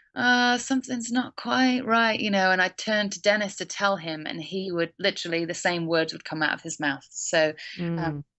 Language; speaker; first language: English; native; English